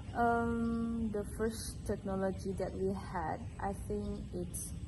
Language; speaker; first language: English; non-native, local second language; Malay